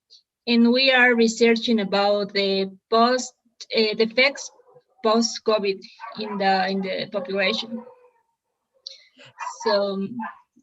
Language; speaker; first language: English; non-native, learner; Spanish